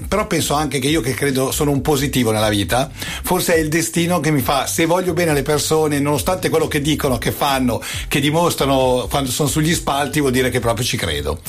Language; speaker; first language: Italian; native; Italian